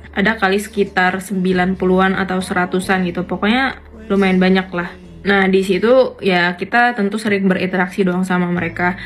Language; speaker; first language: Indonesian; native; Indonesian